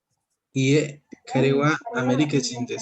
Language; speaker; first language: Japanese; non-native, learner; Spanish